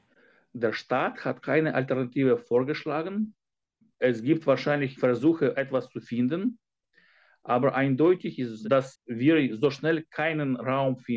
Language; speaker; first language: German; non-native, fluent; Ukrainian